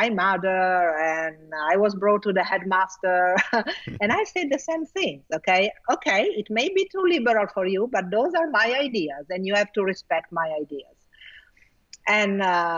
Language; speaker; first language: English; non-native, fluent; Italian